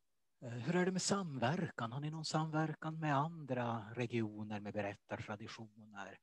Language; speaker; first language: Swedish; native; Swedish